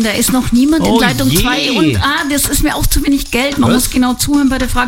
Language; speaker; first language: German; native; German